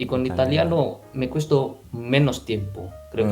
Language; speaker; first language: Spanish; non-native, fluent; Indonesian